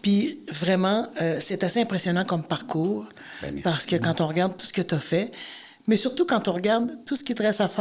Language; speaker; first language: French; native; French